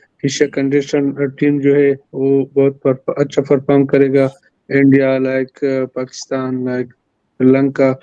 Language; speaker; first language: Hindi; non-native, fluent; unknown